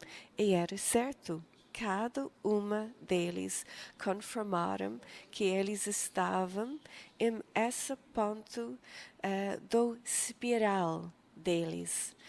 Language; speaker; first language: Portuguese; non-native, fluent; English